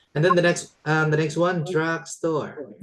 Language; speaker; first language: English; non-native, local second language; Indonesian